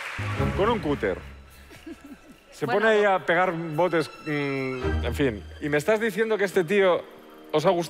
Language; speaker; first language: Spanish; native; Spanish